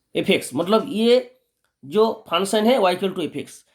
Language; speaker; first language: Hindi; non-native, local second language; Bangla